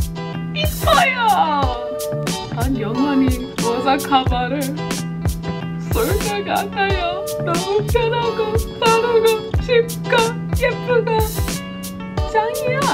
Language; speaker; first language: Korean; non-native, learner; English